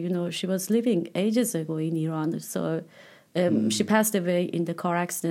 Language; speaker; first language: English; non-native, fluent; Persian